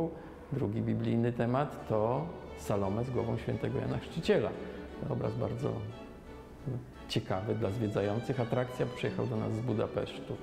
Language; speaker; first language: Polish; native; Polish